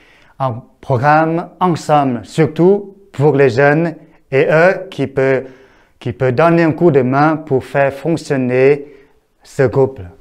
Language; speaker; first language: French; non-native, fluent; Vietnamese